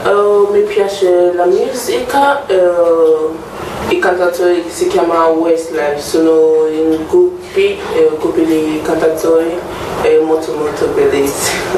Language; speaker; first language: Italian; non-native, learner; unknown